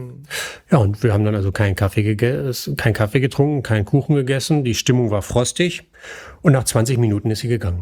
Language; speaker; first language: German; native; German